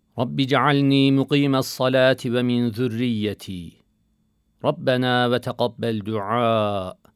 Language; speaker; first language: Arabic; non-native, fluent; Turkish